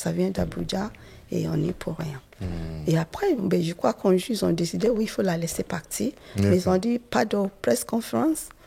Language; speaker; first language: French; non-native, fluent; Yoruba